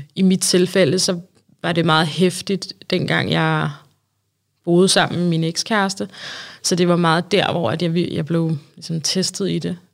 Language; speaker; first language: Danish; early bilingual, other home language; Arabic